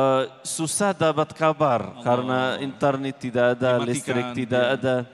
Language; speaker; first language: Indonesian; non-native, learner; Arabic